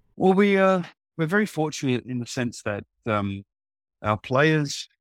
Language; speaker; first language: English; native; English